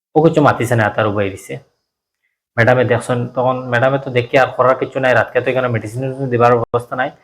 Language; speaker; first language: Bangla; native; Bangla